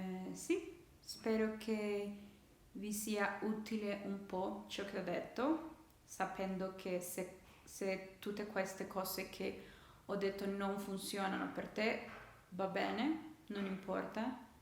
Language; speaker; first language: Italian; non-native, learner; Spanish